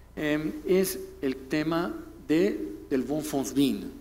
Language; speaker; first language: Spanish; non-native, fluent; German